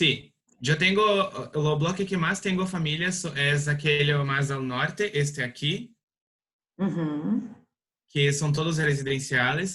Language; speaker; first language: Spanish; non-native, learner; Portuguese